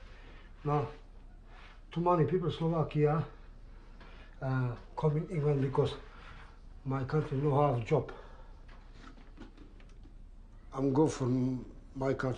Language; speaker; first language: English; non-native, learner; Romanian